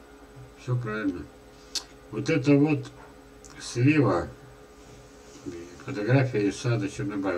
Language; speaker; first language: Russian; native; Russian